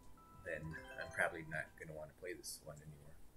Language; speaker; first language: English; native; English